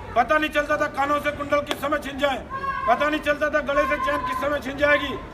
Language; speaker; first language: Hindi; native; Hindi